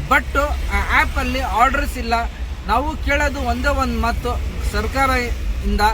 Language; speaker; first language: Kannada; non-native, learner; Urdu